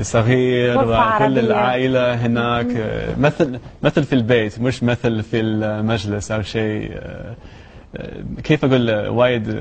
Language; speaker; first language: Arabic; non-native, learner; English